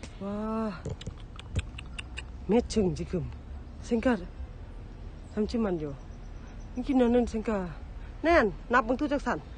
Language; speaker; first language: Korean; non-native, learner; Thai